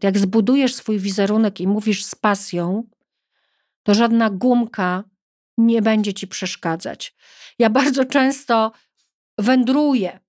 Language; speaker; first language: Polish; native; Polish